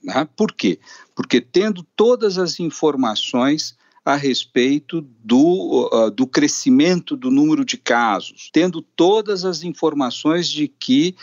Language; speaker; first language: Portuguese; native; Portuguese